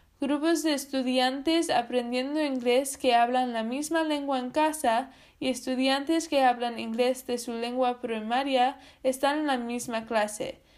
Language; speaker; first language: Spanish; non-native, fluent; English